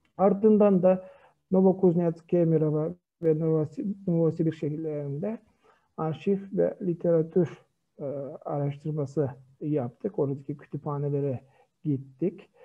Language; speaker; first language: Turkish; non-native, fluent; Kyrgyz